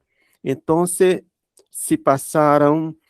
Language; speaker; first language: Spanish; non-native, learner; Portuguese